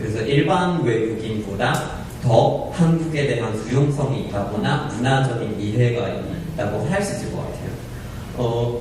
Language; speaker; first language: Korean; non-native, fluent; English